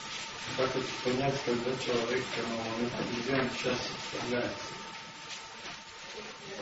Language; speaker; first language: Russian; non-native, learner; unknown